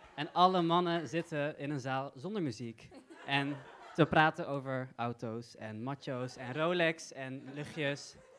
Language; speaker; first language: Dutch; early bilingual, other home language; Persian